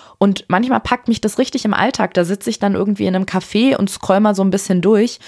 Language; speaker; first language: German; native; German